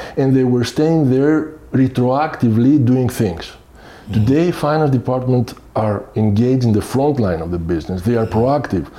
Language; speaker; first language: English; non-native, fluent; Greek